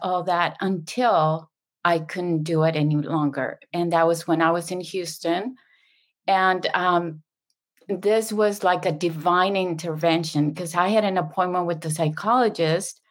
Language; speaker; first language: English; non-native, fluent; Spanish